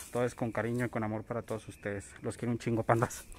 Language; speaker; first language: Spanish; native; Spanish